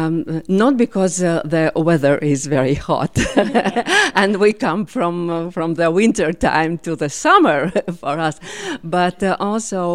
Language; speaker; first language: English; non-native, fluent; Latvian